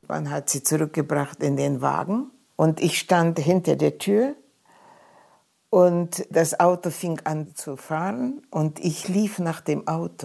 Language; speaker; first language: German; non-native, fluent; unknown